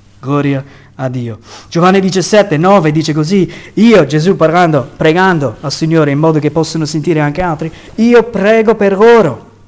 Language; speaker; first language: Italian; non-native, fluent; English